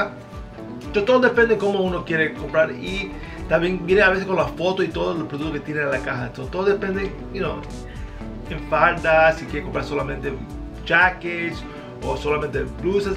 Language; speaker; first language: Spanish; early bilingual, heritage; Spanish